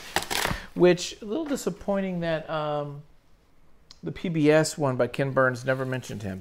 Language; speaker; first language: English; native; English